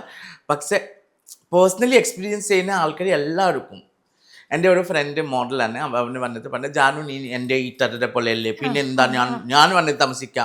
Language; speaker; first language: Malayalam; non-native, learner; Assamese